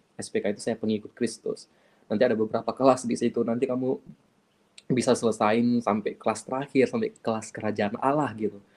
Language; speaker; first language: Indonesian; non-native, local second language; Achinese